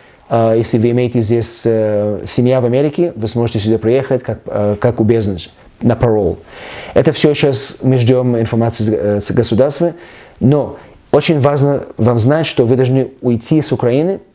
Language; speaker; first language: Russian; early bilingual, heritage; Russian